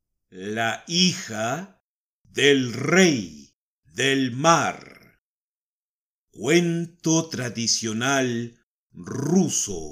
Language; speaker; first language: Spanish; native; Spanish